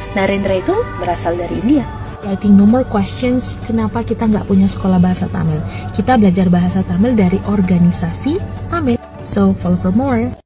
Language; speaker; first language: Indonesian; native; Indonesian